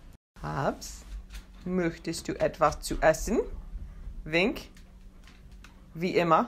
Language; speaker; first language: German; non-native, learner; English